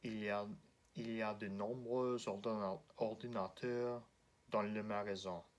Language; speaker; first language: French; non-native, learner; English